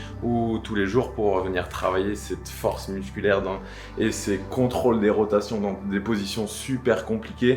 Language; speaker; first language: French; native; French